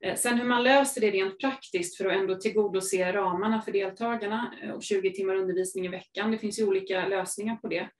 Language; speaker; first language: Swedish; native; Swedish